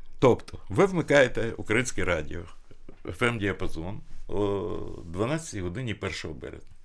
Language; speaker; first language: Ukrainian; native; Ukrainian